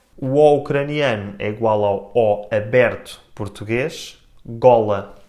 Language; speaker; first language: Portuguese; native; Portuguese